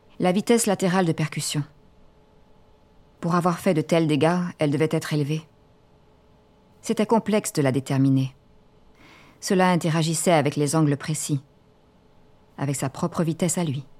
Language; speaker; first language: French; native; French